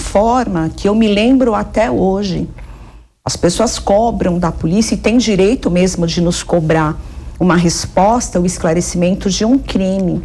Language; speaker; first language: Portuguese; native; Portuguese